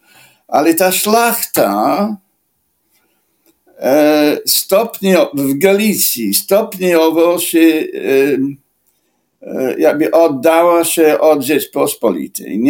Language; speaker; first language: Polish; non-native, fluent; English